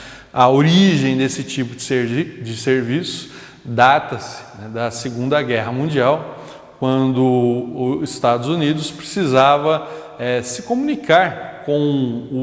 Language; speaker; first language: Portuguese; native; Portuguese